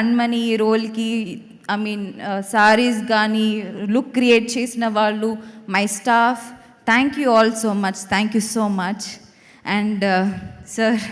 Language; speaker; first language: Telugu; non-native, learner; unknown